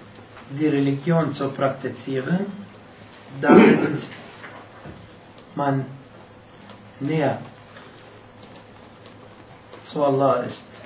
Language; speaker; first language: German; non-native, fluent; Arabic